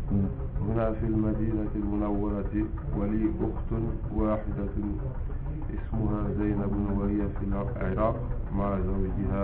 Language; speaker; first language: Arabic; non-native, learner; French